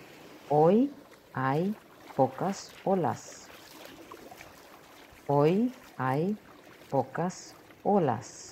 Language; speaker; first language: Spanish; non-native, fluent; German